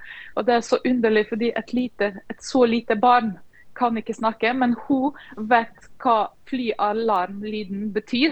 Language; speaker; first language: Norwegian; non-native, fluent; Ukrainian